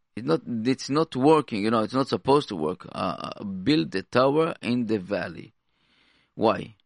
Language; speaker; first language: English; non-native, fluent; Hebrew